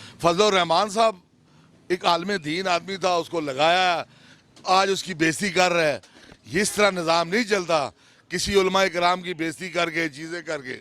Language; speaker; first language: Urdu; non-native, local second language; Punjabi